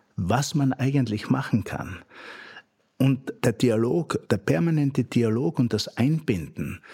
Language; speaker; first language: German; native; German